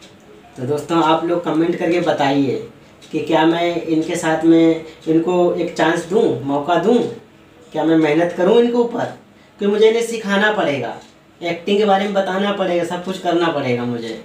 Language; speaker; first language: Hindi; native; Hindi